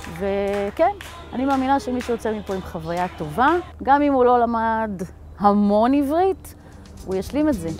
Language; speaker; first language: Hebrew; native; Hebrew